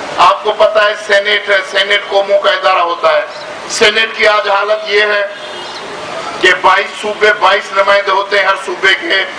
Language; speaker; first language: Urdu; non-native, local second language; Sindhi